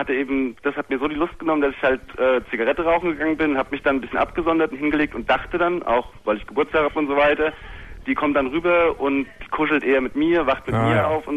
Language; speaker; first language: German; native; German